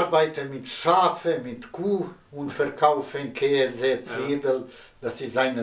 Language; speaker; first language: German; non-native, learner; Serbian